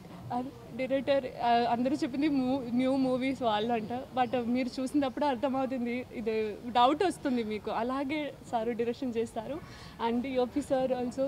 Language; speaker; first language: Telugu; non-native, learner; Malayalam